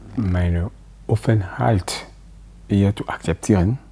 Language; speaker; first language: German; non-native, learner; French